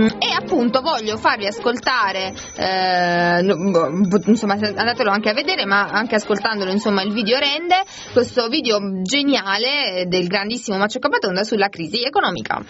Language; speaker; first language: Italian; native; Italian